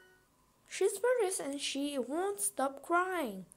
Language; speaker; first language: English; non-native, fluent; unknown